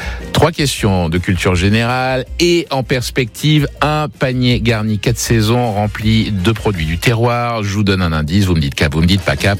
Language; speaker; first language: French; native; French